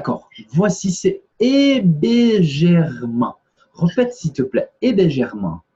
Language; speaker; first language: French; non-native, fluent; Portuguese